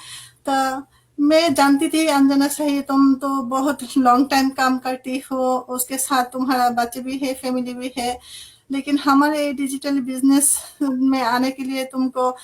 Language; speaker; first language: Hindi; non-native, fluent; Bangla